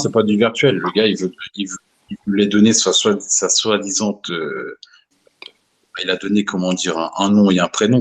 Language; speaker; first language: French; native; French